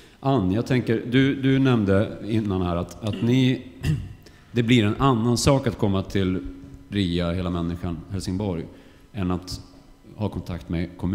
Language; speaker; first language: Swedish; native; Swedish